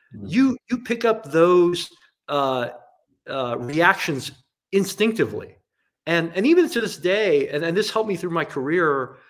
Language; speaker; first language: English; non-native, local second language; Cantonese